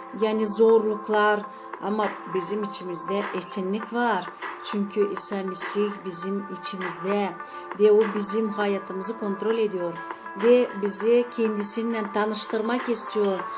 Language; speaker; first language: Turkish; non-native, fluent; Azerbaijani